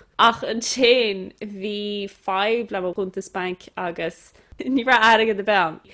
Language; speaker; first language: Irish; native; Irish